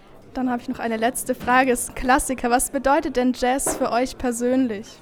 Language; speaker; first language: German; native; German